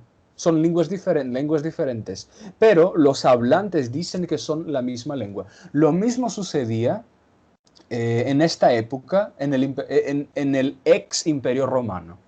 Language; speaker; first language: Spanish; non-native, fluent; Portuguese